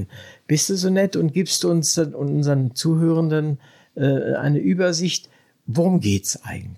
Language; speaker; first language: German; native; German